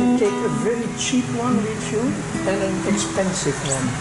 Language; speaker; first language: English; non-native, fluent; Dutch